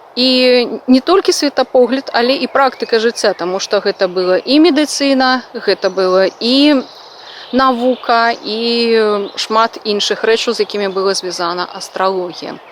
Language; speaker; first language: Belarusian; non-native, local second language; Russian